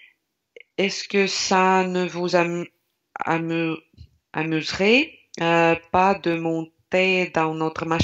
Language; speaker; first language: French; non-native, learner; Russian